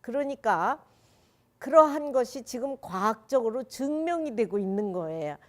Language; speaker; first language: Korean; native; Korean